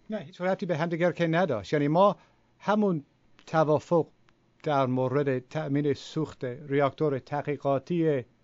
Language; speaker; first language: Persian; non-native, fluent; English